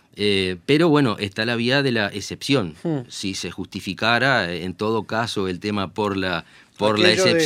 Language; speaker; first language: Spanish; native; Spanish